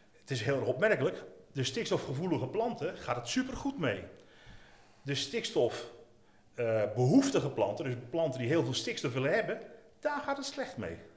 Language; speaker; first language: Dutch; native; Dutch